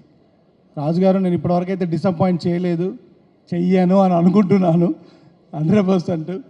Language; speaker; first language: Telugu; native; Telugu